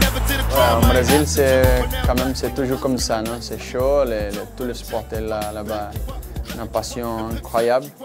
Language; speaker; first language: French; non-native, learner; Portuguese